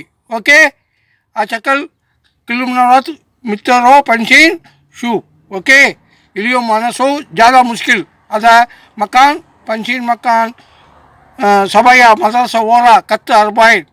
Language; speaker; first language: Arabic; non-native, learner; Tamil